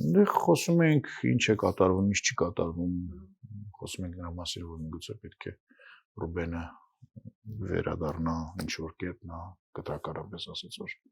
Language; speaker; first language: Armenian; non-native, fluent; Russian